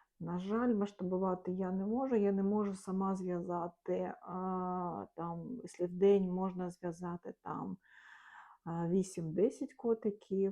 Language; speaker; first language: Ukrainian; non-native, local second language; Russian